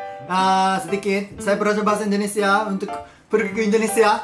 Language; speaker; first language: Indonesian; non-native, fluent; Japanese